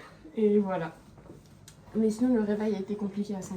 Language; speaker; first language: French; native; French